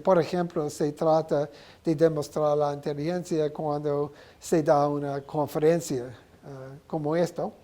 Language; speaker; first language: Spanish; non-native, learner; English